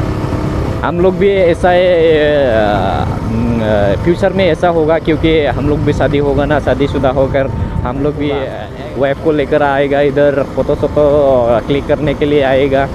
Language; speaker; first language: Hindi; non-native, learner; Bodo